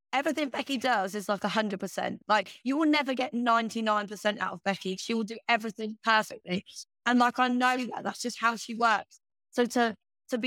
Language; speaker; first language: English; native; English